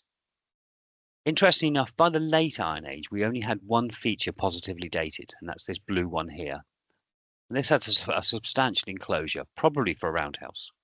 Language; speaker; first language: English; native; English